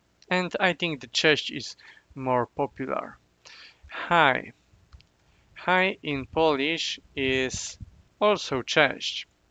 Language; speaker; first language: English; non-native, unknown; Polish